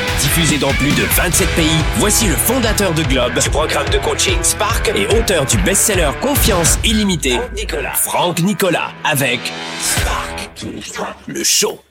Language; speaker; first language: French; native; French